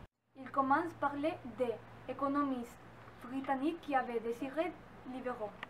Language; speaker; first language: French; non-native, learner; Spanish